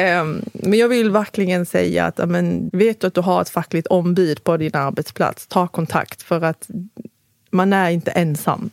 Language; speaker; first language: Swedish; early bilingual, other home language; Arabic